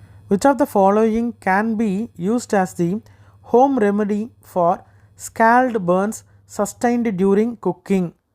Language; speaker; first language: English; non-native, local second language; Tamil